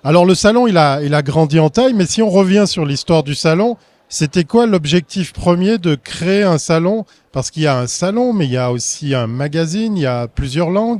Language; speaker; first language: French; native; French